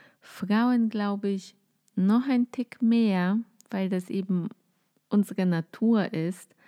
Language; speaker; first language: German; non-native, fluent; Polish